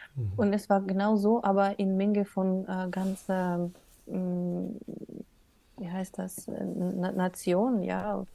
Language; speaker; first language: German; non-native, fluent; Russian